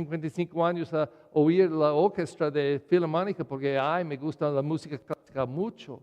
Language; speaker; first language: Spanish; non-native, learner; English